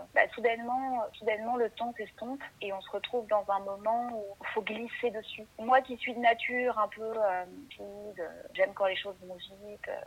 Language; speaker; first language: French; native; French